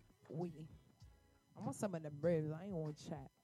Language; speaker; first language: English; native; English